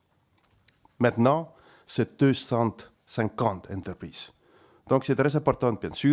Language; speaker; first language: French; non-native, learner; Estonian